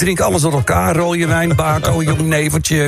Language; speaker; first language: Dutch; native; Dutch